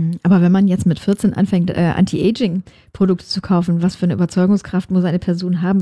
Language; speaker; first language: German; native; German